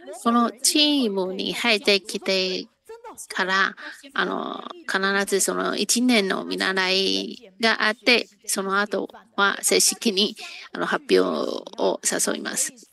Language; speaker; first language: Japanese; non-native, fluent; Chinese